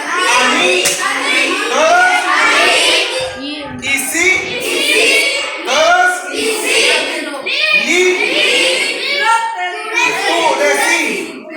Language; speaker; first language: Spanish; non-native, local second language; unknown